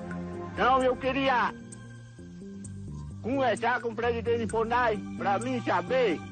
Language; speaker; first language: Portuguese; non-native, local second language; Kayapó